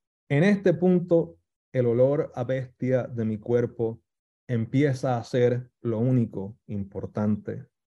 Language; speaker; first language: Spanish; early bilingual, heritage; Spanish